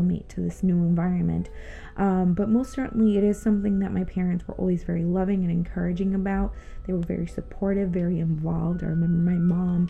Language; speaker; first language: English; native; English